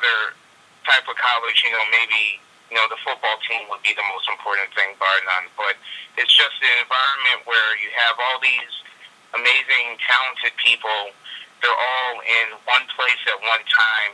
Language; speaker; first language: English; native; English